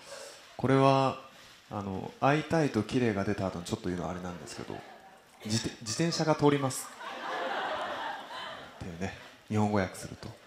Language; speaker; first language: Japanese; native; Japanese